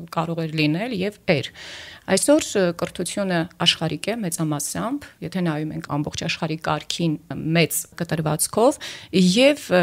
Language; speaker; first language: Armenian; native; Armenian